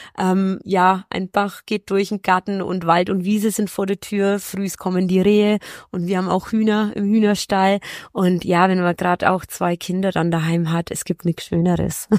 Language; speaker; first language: German; early bilingual, other home language; Polish